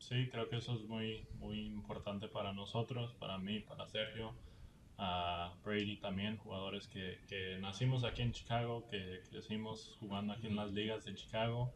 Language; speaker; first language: Spanish; early bilingual, heritage; Spanish